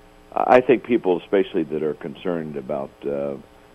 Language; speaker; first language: English; native; English